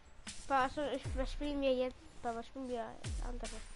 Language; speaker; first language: German; early bilingual, other home language; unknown